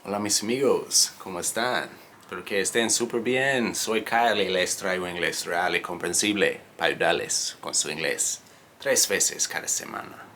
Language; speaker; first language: Spanish; non-native, fluent; English